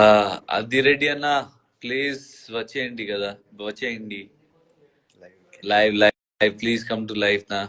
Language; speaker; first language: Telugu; non-native, learner; Hindi